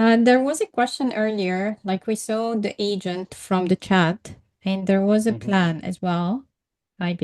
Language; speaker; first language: English; non-native, fluent; Arabic